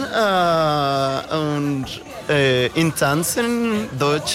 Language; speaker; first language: German; non-native, learner; Spanish